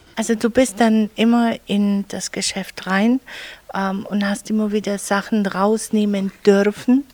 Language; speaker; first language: German; native; German